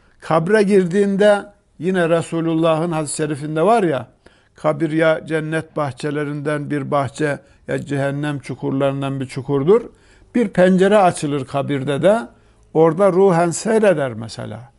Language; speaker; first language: Turkish; native; Turkish